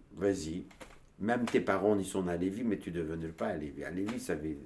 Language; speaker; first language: French; non-native, learner; Turkish